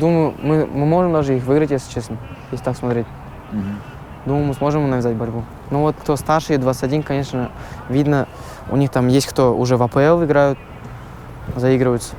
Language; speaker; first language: Russian; native; Russian